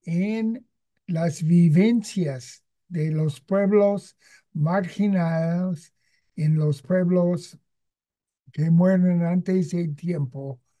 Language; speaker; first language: Spanish; non-native, fluent; English